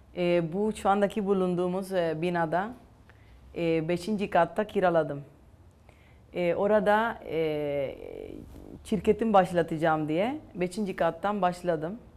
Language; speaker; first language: Turkish; non-native, fluent; Spanish